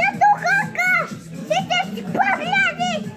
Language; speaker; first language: Russian; early bilingual, other home language; Tajik